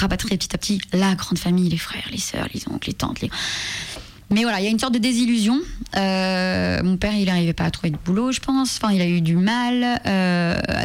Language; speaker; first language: French; non-native, local second language; Armenian